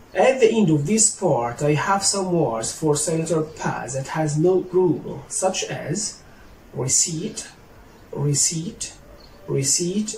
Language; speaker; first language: English; non-native, fluent; Arabic